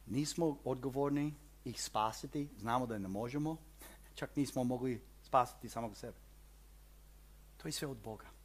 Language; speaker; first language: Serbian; early bilingual, heritage; Serbian